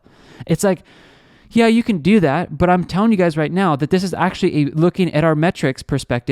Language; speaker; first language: English; native; English